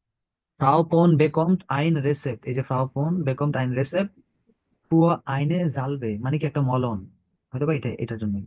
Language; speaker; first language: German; non-native, fluent; Bangla